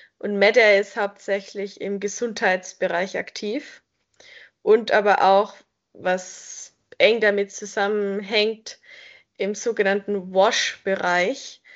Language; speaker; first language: German; native; German